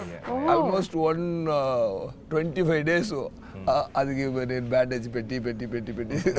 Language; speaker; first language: Telugu; non-native, fluent; Tamil